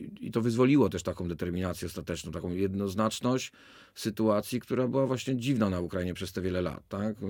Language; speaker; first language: Polish; native; Polish